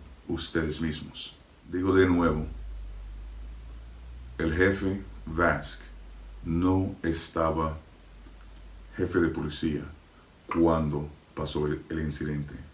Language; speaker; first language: Spanish; non-native, fluent; English